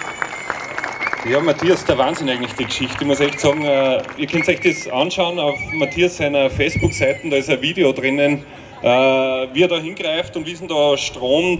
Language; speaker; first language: German; native; German